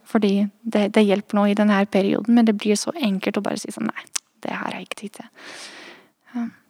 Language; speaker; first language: Norwegian; non-native, fluent; Dutch